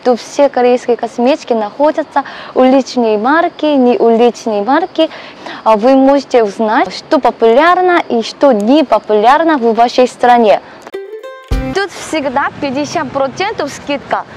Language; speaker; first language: Russian; non-native, learner; Korean